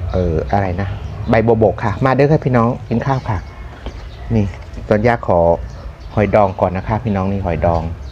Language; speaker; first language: Thai; non-native, local second language; Khmer